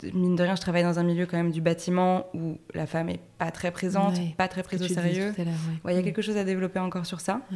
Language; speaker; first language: French; native; French